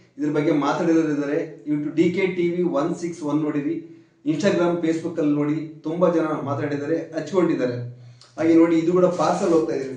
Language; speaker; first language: Kannada; native; Kannada